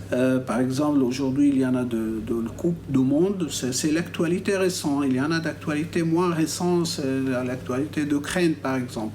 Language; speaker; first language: French; non-native, fluent; Arabic